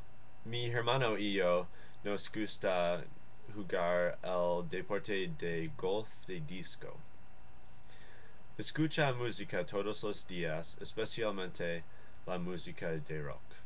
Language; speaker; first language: Spanish; non-native, learner; English